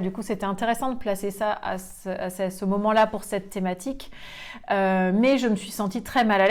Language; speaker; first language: French; native; French